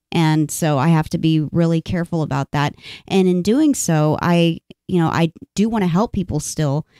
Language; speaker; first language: English; native; English